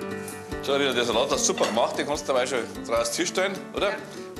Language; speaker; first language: German; native; German